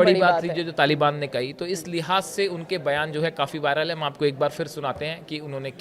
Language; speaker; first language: Hindi; native; Hindi